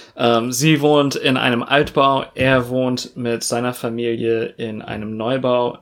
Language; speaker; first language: German; early bilingual, other home language; Russian